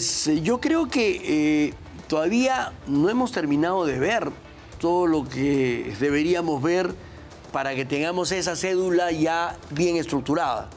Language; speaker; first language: Spanish; native; Spanish